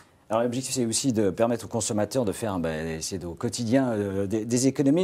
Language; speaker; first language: French; native; French